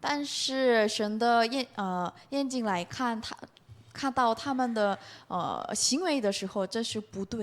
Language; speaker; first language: Chinese; non-native, learner; Korean